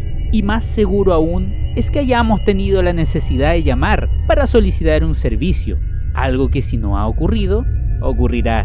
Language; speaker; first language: Spanish; native; Spanish